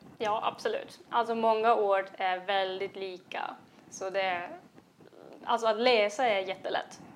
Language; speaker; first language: Swedish; non-native, fluent; German